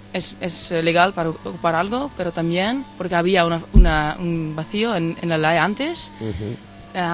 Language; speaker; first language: Spanish; non-native, fluent; Dutch